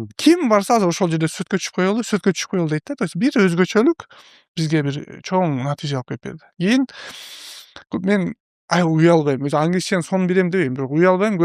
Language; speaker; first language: Kyrgyz; non-native, local second language; Uzbek